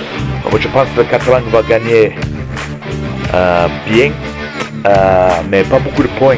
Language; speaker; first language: French; non-native, learner; English